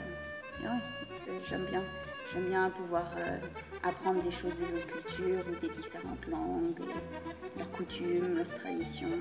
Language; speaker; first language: French; early bilingual, heritage; French